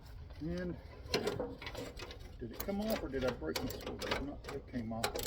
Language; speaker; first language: English; native; English